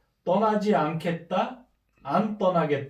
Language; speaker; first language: Korean; non-native, fluent; Kyrgyz